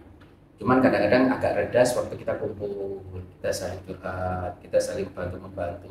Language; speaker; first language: Indonesian; native; Indonesian